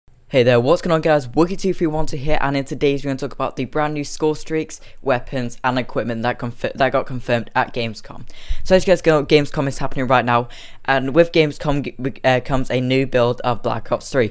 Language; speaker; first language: English; native; English